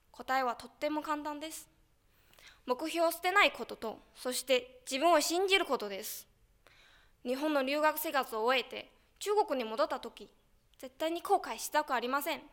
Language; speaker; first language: Japanese; non-native, fluent; Chinese